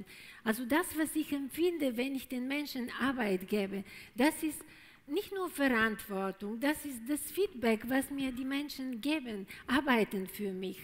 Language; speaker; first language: German; non-native, fluent; Bulgarian